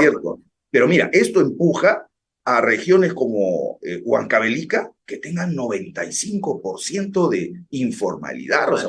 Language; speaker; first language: Spanish; native; Spanish